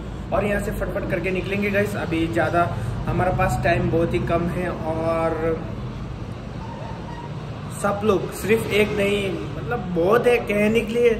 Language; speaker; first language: Hindi; non-native, local second language; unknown